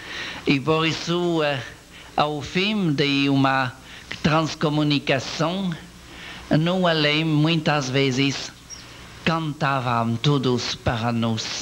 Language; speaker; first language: Portuguese; non-native, learner; French